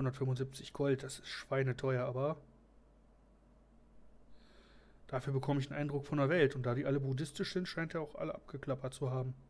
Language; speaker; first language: German; native; German